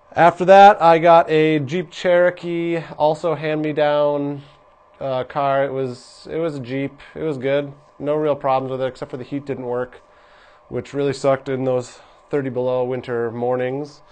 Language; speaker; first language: English; native; English